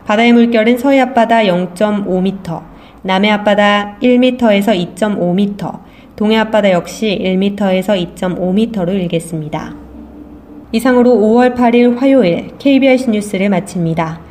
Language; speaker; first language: Korean; native; Korean